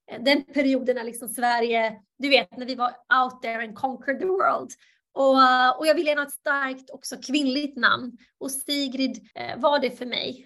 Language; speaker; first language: Swedish; early bilingual, other home language; Bosnian